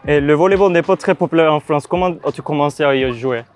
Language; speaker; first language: French; non-native, learner; Turkish